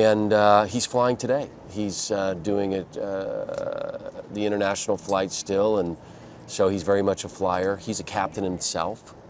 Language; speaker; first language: English; native; English